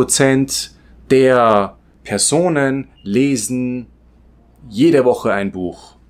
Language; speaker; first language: German; non-native, fluent; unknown